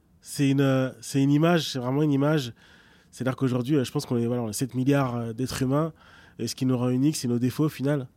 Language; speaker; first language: French; early bilingual, other home language; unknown